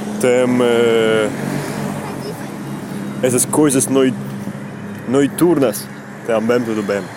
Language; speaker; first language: Portuguese; non-native, learner; Spanish